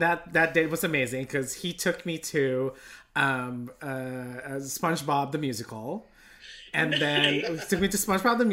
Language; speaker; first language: English; non-native, local second language; Filipino